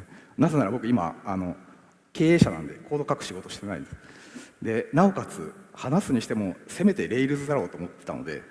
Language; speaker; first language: Japanese; native; Japanese